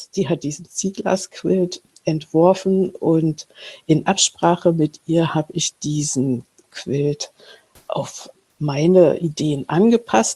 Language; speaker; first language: German; native; German